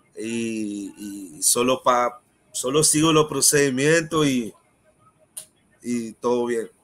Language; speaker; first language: Spanish; non-native, local second language; English